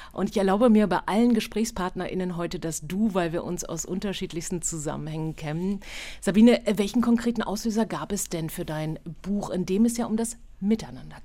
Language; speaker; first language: German; native; German